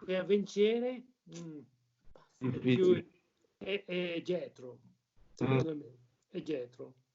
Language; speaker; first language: Italian; non-native, learner; French